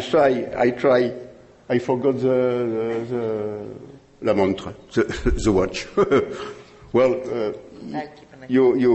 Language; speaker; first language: English; non-native, learner; French